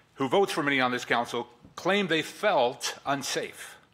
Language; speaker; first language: English; native; English